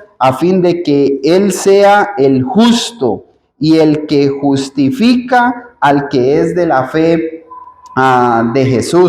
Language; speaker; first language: Spanish; native; Spanish